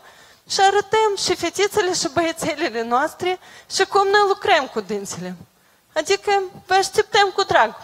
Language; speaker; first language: Romanian; non-native, local second language; Russian